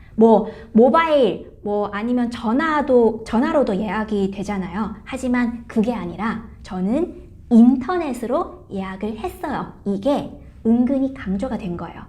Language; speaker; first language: Korean; non-native, fluent; Chinese